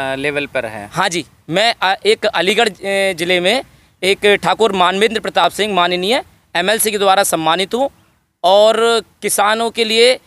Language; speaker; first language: Hindi; native; Hindi